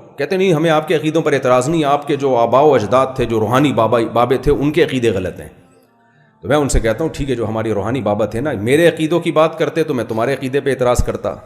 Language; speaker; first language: Urdu; non-native, local second language; Pashto